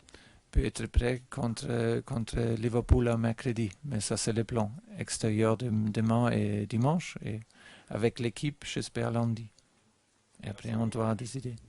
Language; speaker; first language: French; non-native, learner; German